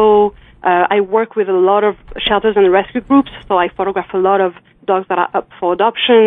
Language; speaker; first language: English; non-native, fluent; French